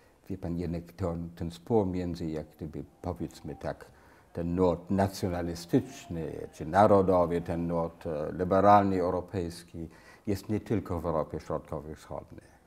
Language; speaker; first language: Polish; non-native, fluent; English